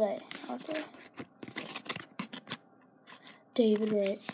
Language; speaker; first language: English; native; English